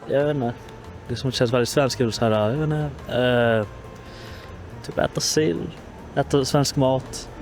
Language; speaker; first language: Swedish; native; Swedish